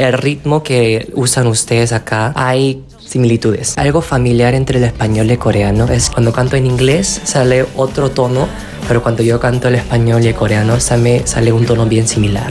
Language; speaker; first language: Spanish; non-native, fluent; Korean